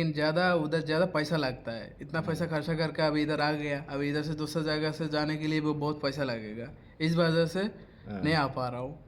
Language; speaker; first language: Hindi; non-native, fluent; Bangla